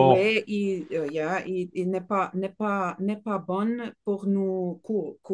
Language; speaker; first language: French; non-native, learner; Portuguese